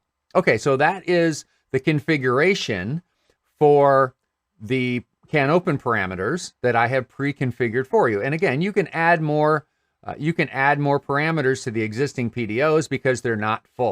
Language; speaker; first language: English; native; English